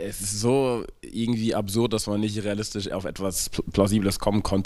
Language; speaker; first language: German; native; German